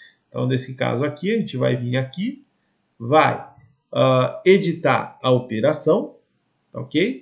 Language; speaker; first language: Portuguese; native; Portuguese